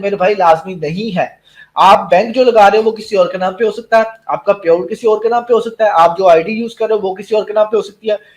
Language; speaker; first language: Urdu; non-native, local second language; Punjabi